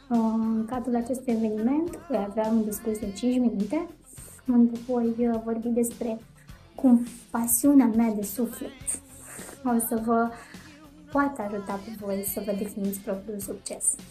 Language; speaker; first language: Romanian; native; Romanian